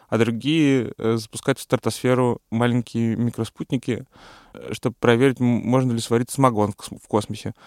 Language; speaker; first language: Russian; native; Russian